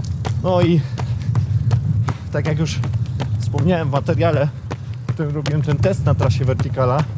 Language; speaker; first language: Polish; native; Polish